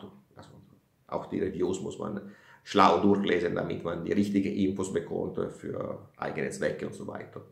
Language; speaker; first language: German; non-native, fluent; Italian